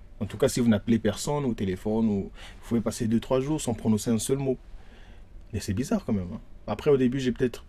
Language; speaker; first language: French; non-native, local second language; Lingala